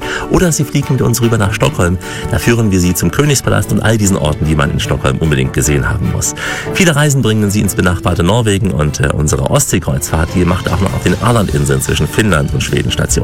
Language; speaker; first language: German; native; German